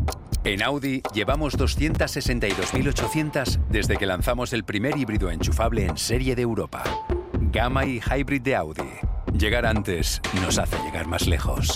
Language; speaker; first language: Spanish; native; Spanish